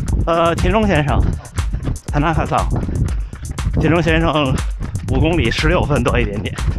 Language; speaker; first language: Chinese; native; Chinese